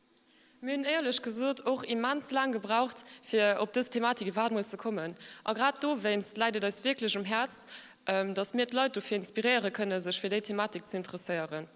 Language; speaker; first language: German; non-native, local second language; Luxembourgish